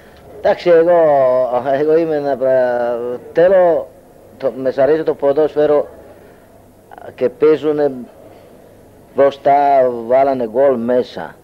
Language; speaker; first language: Greek; non-native, learner; Hungarian